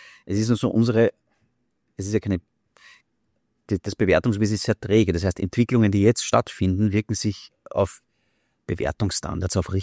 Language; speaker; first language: German; native; German